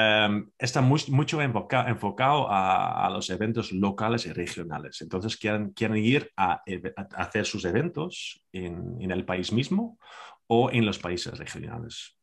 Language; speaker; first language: Spanish; non-native, fluent; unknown